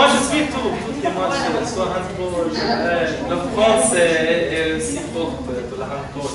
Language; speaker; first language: French; non-native, learner; Arabic